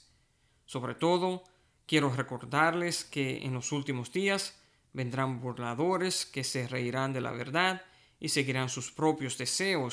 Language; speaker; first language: Spanish; native; Spanish